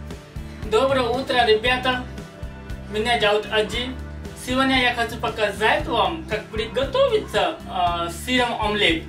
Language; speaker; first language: Russian; non-native, learner; Hindi